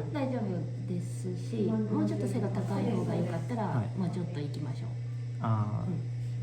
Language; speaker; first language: Japanese; native; Japanese